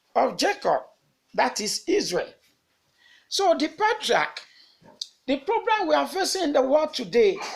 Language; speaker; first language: English; non-native, local second language; Yoruba